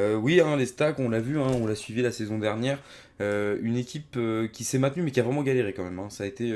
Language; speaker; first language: French; native; French